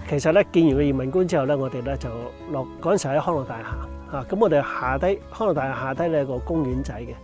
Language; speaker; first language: Cantonese; native; Cantonese